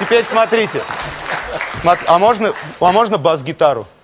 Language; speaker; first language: Russian; non-native, local second language; Armenian